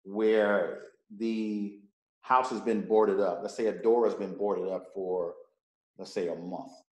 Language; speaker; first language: English; native; English